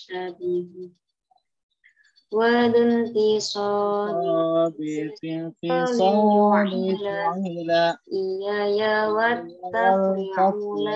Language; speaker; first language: Arabic; non-native, fluent; Indonesian